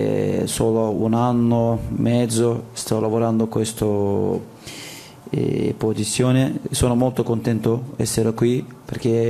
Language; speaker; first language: Italian; non-native, learner; Turkish